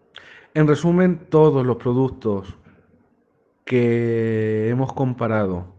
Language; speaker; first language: Spanish; native; Spanish